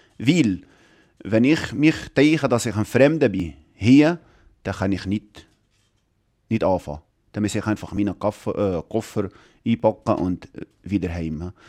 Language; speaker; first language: German; non-native, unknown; Arabic